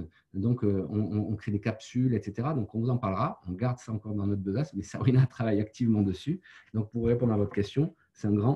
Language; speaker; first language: French; native; French